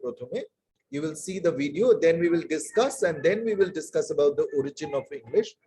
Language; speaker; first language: English; non-native, local second language; Bangla